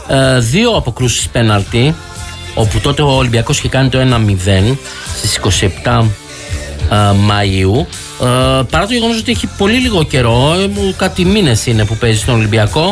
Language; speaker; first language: Greek; native; Greek